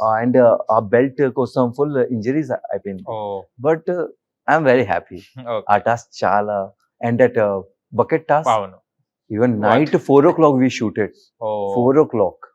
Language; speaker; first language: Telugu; non-native, learner; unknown